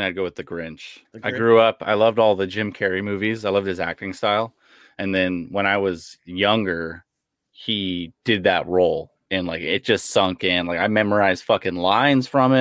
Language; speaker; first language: English; native; English